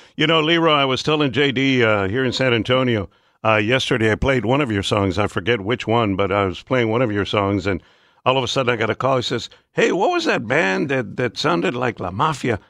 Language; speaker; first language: English; early bilingual, other home language; Spanish